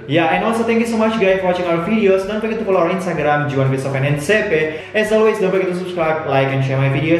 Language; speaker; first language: English; non-native, learner; Indonesian